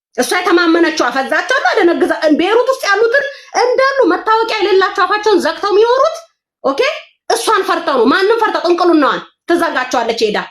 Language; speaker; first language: Amharic; non-native, local second language; Oromo